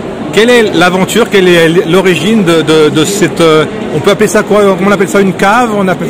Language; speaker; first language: French; native; French